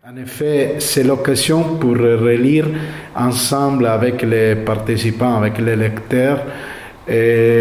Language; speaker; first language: French; non-native, fluent; Italian